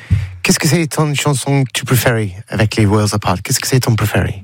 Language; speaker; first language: French; non-native, learner; English